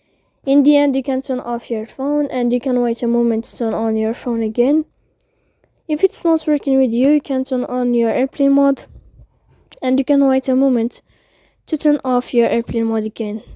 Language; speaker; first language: English; non-native, fluent; Arabic